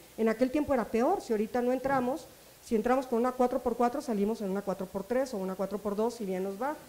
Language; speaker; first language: Spanish; native; Spanish